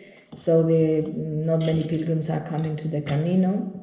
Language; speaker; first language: English; non-native, fluent; Spanish